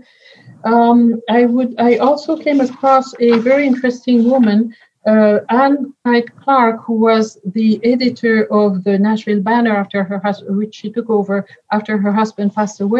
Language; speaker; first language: English; non-native, fluent; French